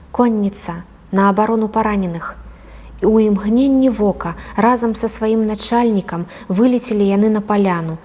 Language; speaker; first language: Belarusian; native; Belarusian